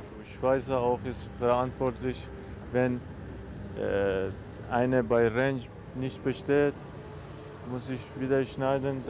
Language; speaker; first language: German; non-native, learner; Persian